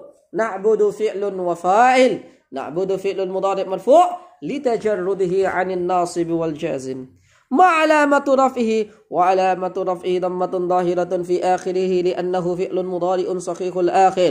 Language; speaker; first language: Arabic; non-native, fluent; Indonesian